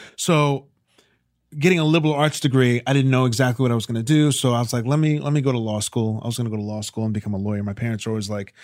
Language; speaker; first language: English; native; English